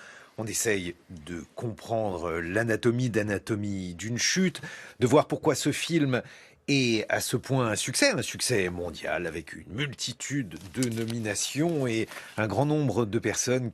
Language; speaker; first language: French; native; French